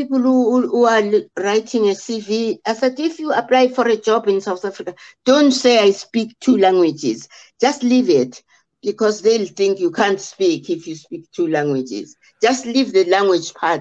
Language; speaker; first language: English; non-native, local second language; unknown